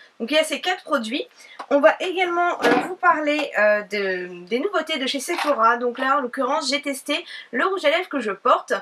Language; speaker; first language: French; native; French